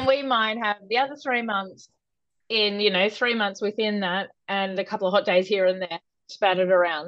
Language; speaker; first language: English; native; English